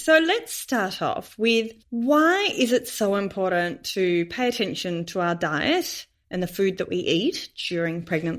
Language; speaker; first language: English; native; English